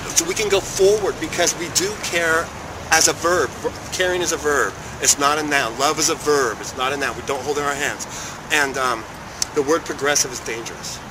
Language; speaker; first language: English; native; English